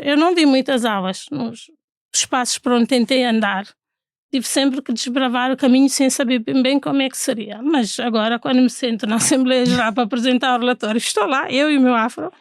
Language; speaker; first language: Portuguese; non-native, local second language; Fula